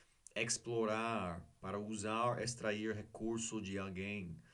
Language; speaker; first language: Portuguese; non-native, learner; English